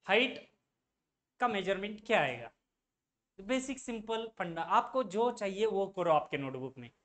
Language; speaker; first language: Hindi; non-native, local second language; Marathi